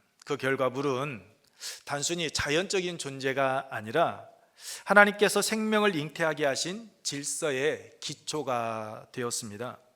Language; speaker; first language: Korean; native; Korean